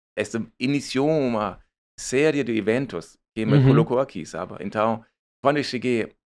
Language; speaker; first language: Portuguese; non-native, fluent; German